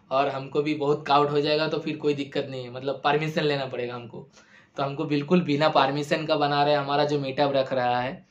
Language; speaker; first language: Hindi; non-native, local second language; Bangla